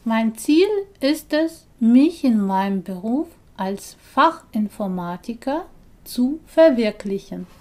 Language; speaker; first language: German; non-native, fluent; Persian